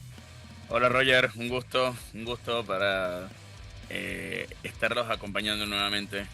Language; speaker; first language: Spanish; native; Spanish